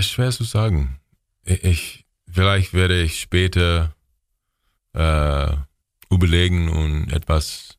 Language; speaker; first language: German; non-native, learner; English